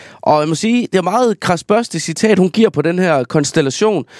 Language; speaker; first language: Danish; native; Danish